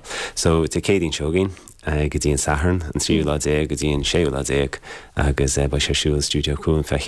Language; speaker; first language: Irish; native; Irish